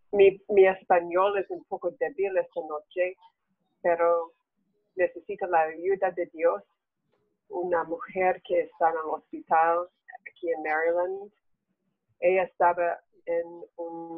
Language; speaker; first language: Spanish; non-native, learner; English